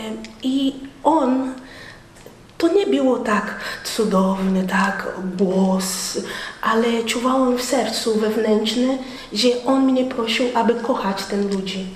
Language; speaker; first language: Polish; non-native, learner; Portuguese